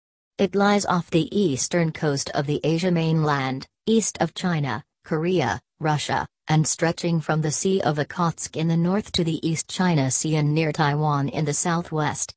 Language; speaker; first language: English; non-native, local second language; Urdu